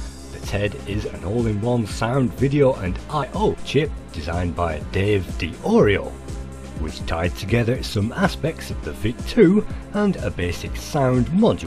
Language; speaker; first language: English; native; English